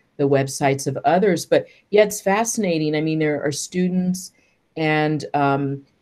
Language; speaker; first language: English; native; English